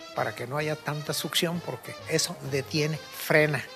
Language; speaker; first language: Spanish; native; Spanish